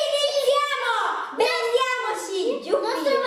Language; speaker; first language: Italian; native; Italian